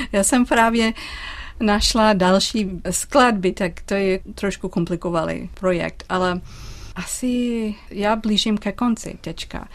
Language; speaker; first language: Czech; non-native, fluent; English